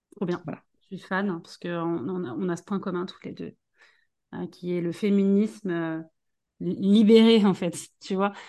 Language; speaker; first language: French; native; French